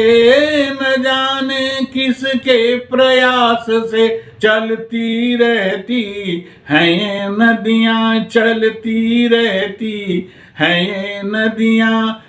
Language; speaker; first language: Hindi; native; Hindi